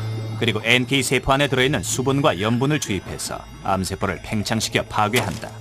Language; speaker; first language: Korean; native; Korean